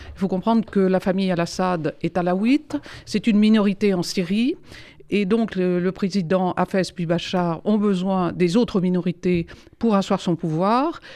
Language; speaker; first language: French; native; French